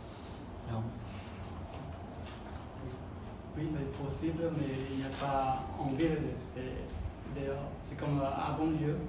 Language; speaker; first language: French; non-native, learner; Khmer